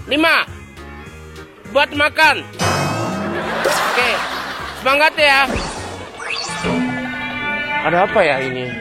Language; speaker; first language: Indonesian; non-native, learner; Japanese